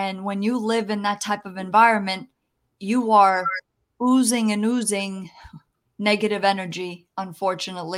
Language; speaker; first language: English; early bilingual, other home language; Italian